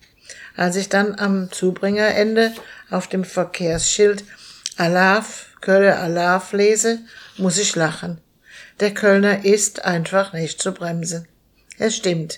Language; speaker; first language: German; native; German